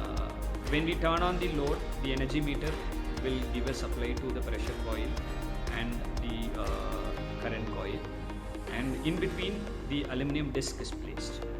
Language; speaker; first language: English; non-native, local second language; Tamil